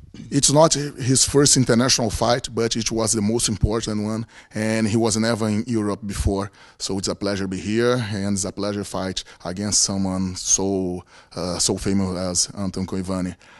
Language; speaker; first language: English; non-native, fluent; Portuguese